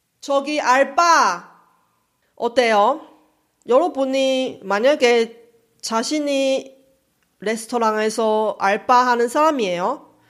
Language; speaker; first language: Korean; non-native, fluent; Chinese